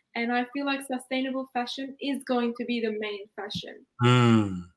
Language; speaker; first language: English; non-native, fluent; Turkish